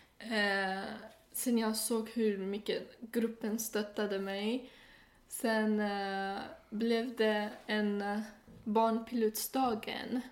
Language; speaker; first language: Swedish; non-native, fluent; Persian